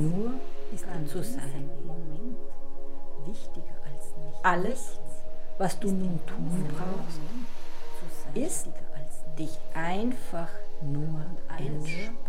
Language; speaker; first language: German; native; German